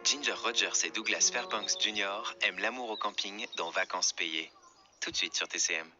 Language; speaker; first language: French; native; French